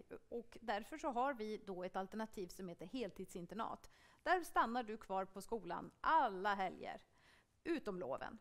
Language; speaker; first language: Swedish; native; Swedish